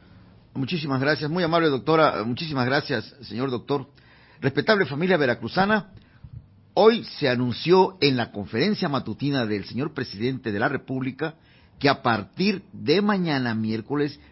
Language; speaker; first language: Spanish; native; Spanish